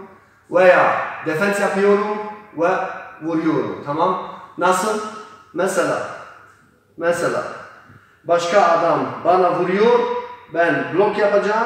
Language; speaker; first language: Turkish; non-native, learner; Polish